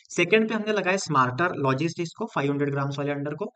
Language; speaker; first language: Hindi; non-native, local second language; Marathi